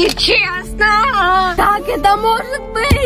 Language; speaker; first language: Russian; early bilingual, heritage; Russian